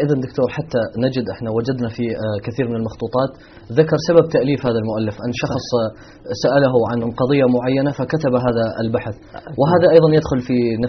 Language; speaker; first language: Arabic; native; Arabic